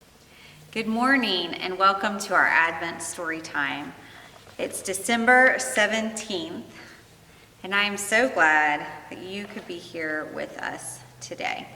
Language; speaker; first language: English; native; English